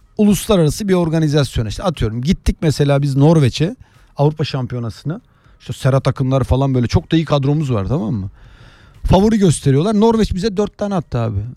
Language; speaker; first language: Turkish; native; Turkish